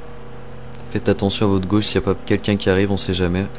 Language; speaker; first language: French; native; French